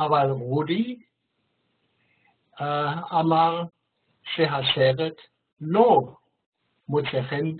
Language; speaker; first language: Hebrew; non-native, learner; German